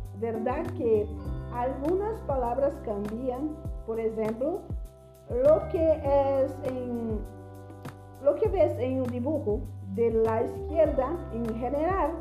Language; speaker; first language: Spanish; non-native, learner; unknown